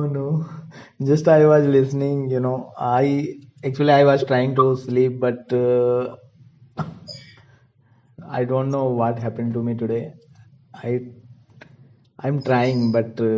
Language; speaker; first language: English; non-native, learner; Hindi